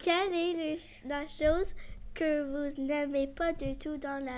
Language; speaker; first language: French; non-native, learner; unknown